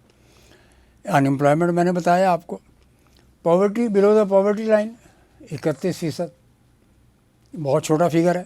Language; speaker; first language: Urdu; native; Urdu